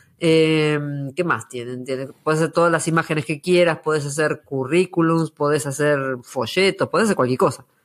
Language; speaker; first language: Spanish; native; Spanish